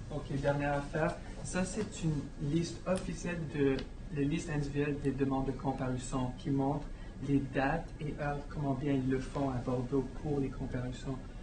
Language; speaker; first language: French; non-native, fluent; English